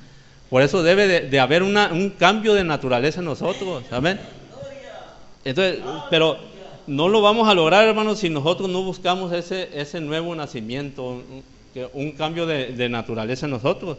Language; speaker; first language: Spanish; native; Spanish